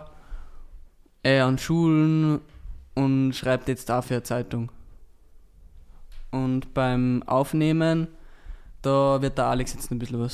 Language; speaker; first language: German; native; German